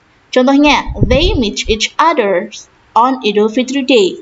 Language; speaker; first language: English; non-native, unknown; Indonesian